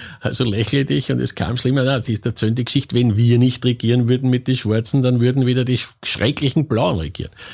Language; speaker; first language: German; native; German